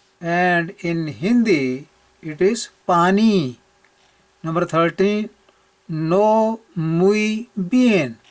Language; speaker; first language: English; non-native, local second language; Punjabi